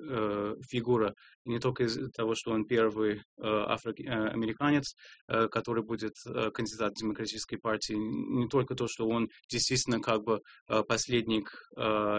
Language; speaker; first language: Russian; non-native, fluent; English